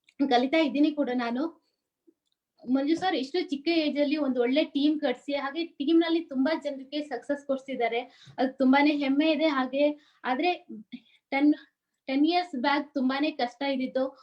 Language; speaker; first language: Kannada; native; Kannada